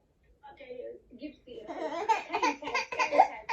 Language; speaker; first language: German; non-native, learner; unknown